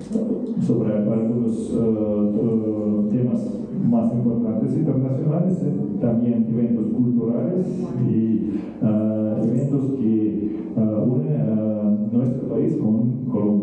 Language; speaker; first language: Spanish; non-native, fluent; Russian